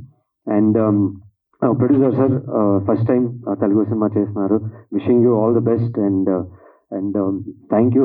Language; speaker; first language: Telugu; non-native, learner; Kannada